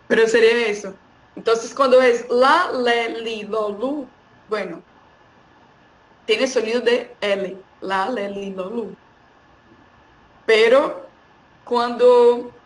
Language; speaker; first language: Spanish; non-native, fluent; Portuguese